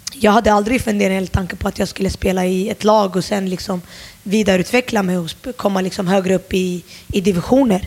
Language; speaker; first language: Swedish; early bilingual, other home language; Turoyo